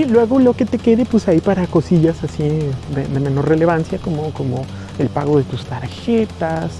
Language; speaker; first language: Spanish; native; Spanish